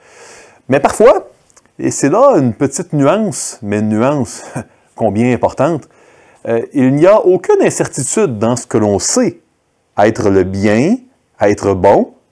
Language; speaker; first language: French; native; French